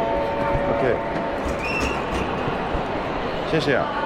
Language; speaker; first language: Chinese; non-native, fluent; English